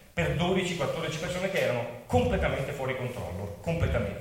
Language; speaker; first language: Italian; native; Italian